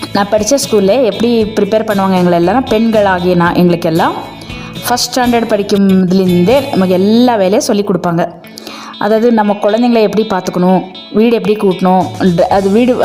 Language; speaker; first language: Tamil; non-native, local second language; Kannada